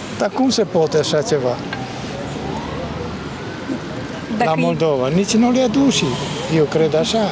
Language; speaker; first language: Romanian; non-native, learner; Italian